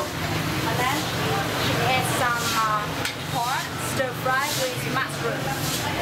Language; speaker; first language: English; non-native, learner; Vietnamese